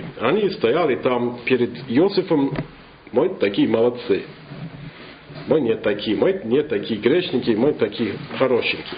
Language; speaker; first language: Russian; non-native, fluent; English